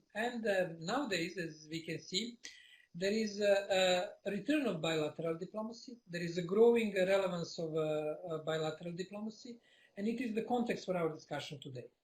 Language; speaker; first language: English; non-native, fluent; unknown